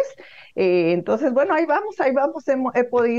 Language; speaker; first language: Spanish; native; Spanish